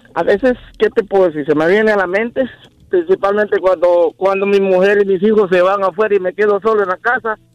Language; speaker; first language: Spanish; native; Spanish